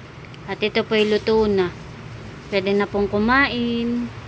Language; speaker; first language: Filipino; native; Filipino